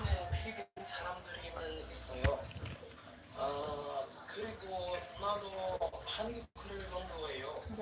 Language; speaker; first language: Korean; non-native, learner; Filipino